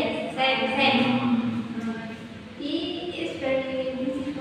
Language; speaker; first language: English; non-native, learner; Indonesian